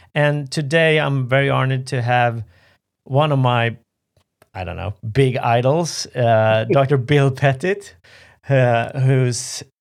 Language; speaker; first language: English; non-native, fluent; Swedish